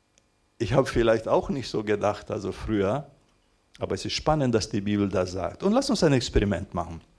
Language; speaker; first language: German; non-native, fluent; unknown